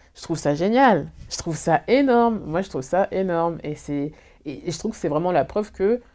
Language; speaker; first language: French; native; French